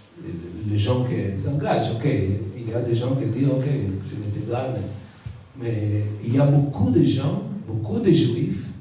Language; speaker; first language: French; non-native, learner; Hebrew